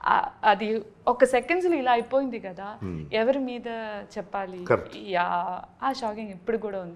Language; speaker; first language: Telugu; non-native, learner; Malayalam